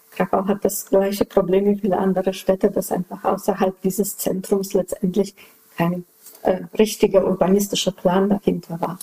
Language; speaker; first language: German; non-native, fluent; Polish